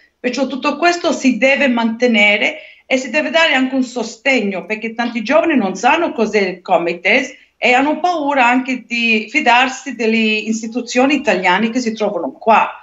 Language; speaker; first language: Italian; early bilingual, heritage; Italian